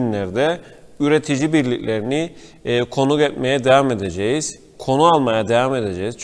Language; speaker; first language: Turkish; native; Turkish